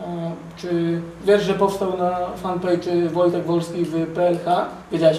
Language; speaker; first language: Polish; native; Polish